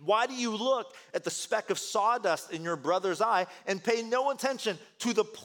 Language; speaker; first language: English; early bilingual, other home language; Korean